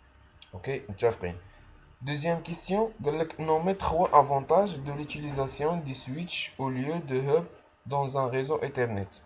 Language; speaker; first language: French; non-native, local second language; Arabic